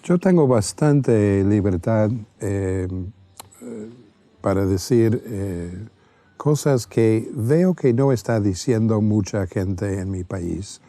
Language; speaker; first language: Spanish; non-native, fluent; English